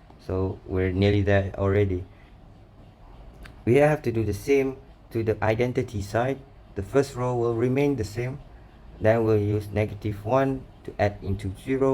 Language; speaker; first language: English; non-native, local second language; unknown